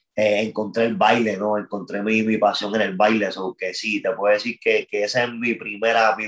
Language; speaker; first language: Spanish; native; Spanish